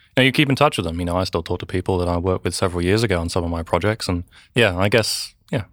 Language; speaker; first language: English; native; English